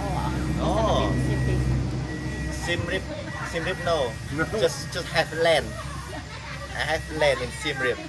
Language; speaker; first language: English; non-native, learner; Khmer